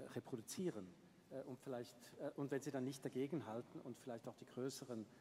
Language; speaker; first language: German; native; German